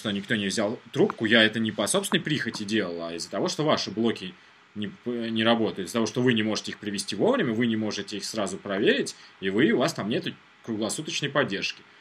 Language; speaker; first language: Russian; native; Russian